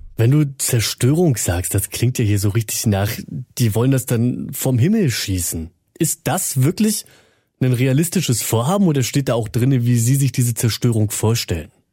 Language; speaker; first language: German; native; German